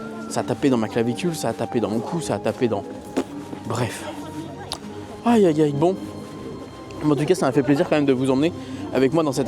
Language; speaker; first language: French; native; French